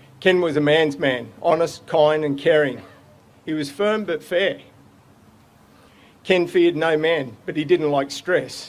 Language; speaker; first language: English; native; English